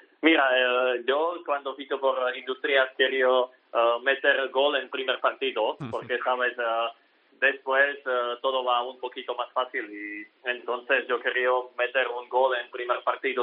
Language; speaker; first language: Spanish; non-native, learner; Slovak